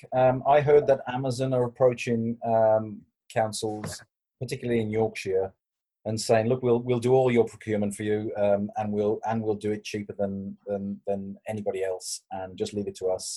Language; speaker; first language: English; native; English